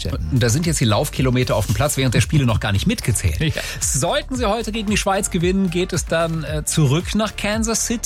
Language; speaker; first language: German; native; German